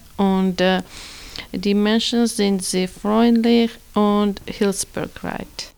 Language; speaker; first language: German; non-native, learner; Georgian